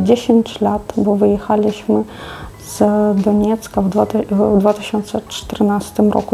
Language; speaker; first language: Polish; non-native, fluent; Russian